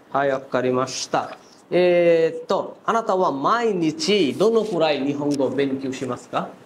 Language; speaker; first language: Japanese; non-native, fluent; Bangla